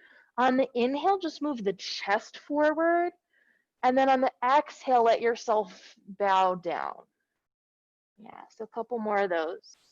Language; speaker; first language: English; native; English